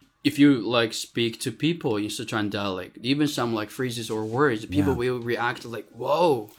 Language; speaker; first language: English; non-native, fluent; Chinese